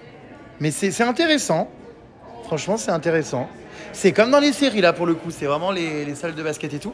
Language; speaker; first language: French; native; French